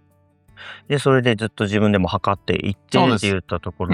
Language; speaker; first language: Japanese; native; Japanese